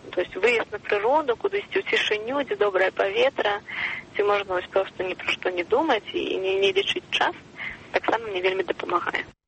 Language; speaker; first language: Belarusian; non-native, local second language; Russian